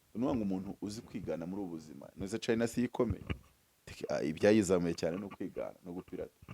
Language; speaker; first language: Kinyarwanda; early bilingual, heritage; Kinyarwanda